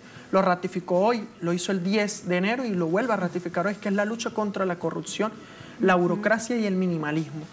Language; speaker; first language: Spanish; native; Spanish